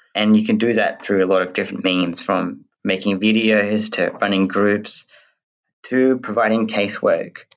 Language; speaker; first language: English; native; English